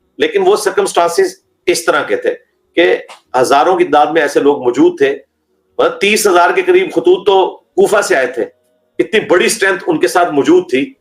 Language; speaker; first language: Urdu; non-native, local second language; Punjabi